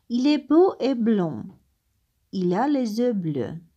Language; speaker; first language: French; non-native, fluent; Armenian